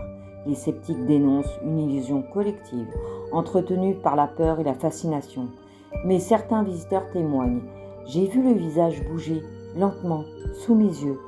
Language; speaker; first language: French; native; French